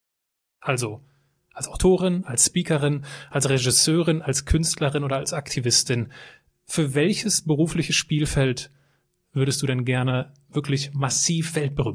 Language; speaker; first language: German; native; German